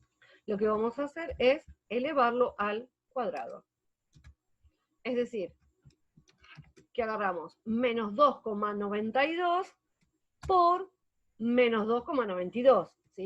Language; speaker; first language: Spanish; native; Spanish